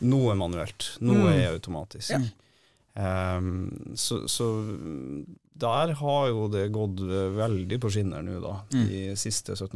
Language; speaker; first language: Norwegian; native; Norwegian